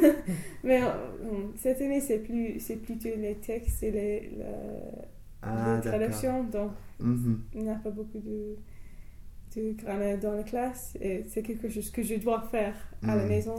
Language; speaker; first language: French; non-native, learner; English